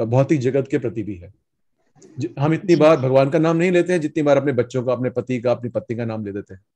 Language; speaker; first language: Hindi; native; Hindi